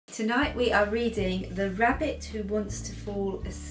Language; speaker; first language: English; native; English